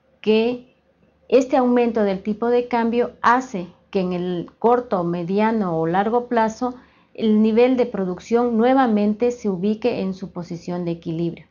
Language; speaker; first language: Spanish; native; Spanish